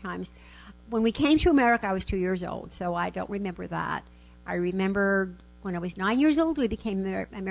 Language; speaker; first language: English; early bilingual, other home language; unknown